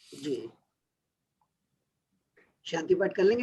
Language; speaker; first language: Hindi; native; Hindi